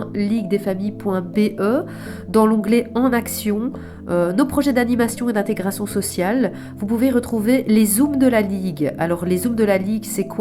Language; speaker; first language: French; native; French